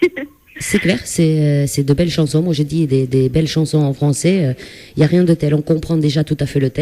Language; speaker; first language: French; native; French